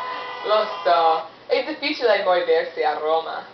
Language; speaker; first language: Italian; non-native, learner; English